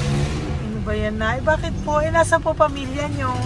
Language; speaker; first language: Filipino; native; Filipino